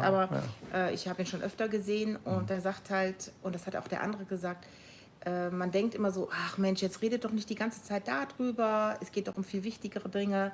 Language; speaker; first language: German; native; German